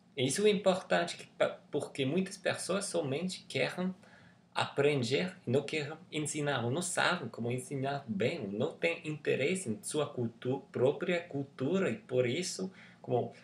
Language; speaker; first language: Portuguese; non-native, learner; English